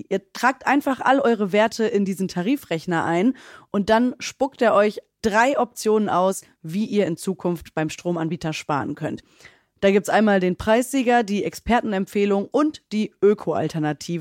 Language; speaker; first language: German; native; German